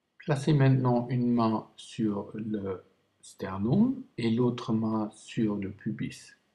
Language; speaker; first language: French; non-native, fluent; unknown